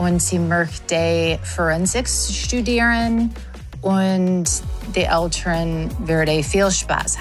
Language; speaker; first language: German; non-native, learner; English